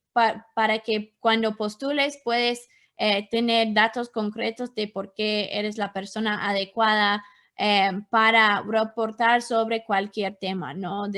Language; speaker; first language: Spanish; non-native, fluent; English